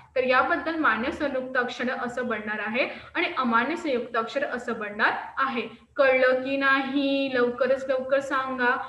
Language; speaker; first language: Marathi; non-native, local second language; Hindi